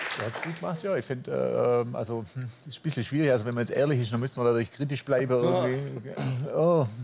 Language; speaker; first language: German; native; German